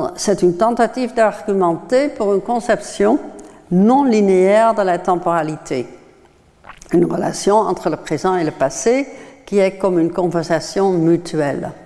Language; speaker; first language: French; non-native, fluent; Dutch